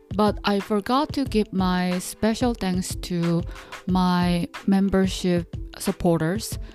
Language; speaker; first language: English; non-native, fluent; Korean